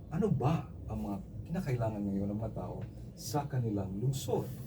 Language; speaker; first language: Filipino; non-native, local second language; Cebuano